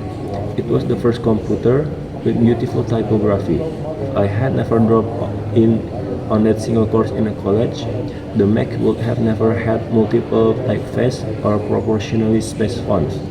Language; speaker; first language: English; non-native, learner; Indonesian